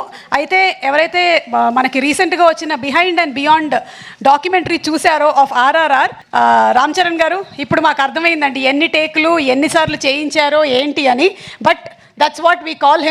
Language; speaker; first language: Telugu; native; Telugu